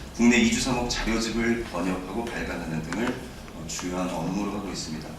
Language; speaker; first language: Korean; native; Korean